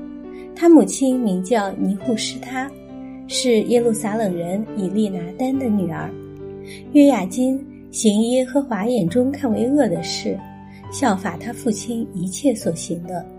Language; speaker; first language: Chinese; native; Chinese